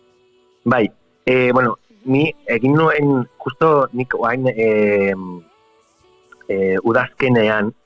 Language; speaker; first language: Basque; non-native, local second language; Spanish